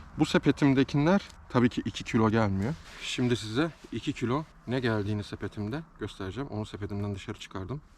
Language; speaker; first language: Turkish; early bilingual, heritage; Turkish